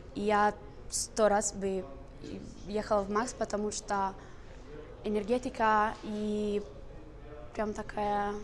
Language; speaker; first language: Russian; early bilingual, heritage; Italian